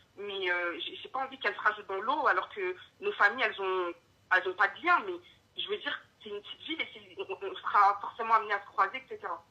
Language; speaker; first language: French; early bilingual, other home language; Arabic